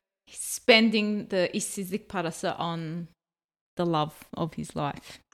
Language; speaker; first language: English; native; English